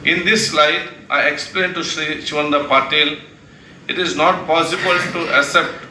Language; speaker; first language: English; non-native, local second language; Kannada